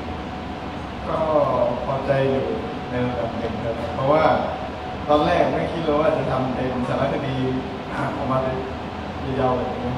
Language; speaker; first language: Thai; non-native, fluent; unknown